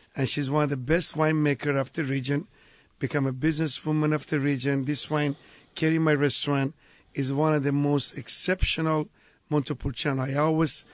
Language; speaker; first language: English; non-native, fluent; Italian